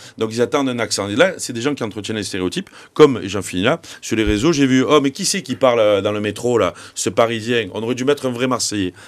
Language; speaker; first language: French; native; French